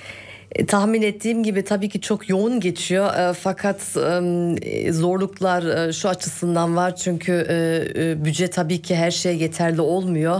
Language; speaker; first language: Turkish; early bilingual, heritage; Turkish